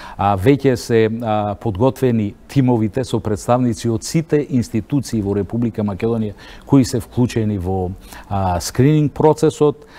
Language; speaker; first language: Macedonian; native; Macedonian